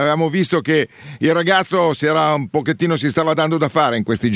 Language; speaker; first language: Italian; native; Italian